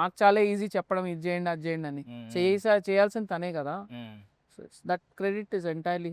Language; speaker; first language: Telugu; native; Telugu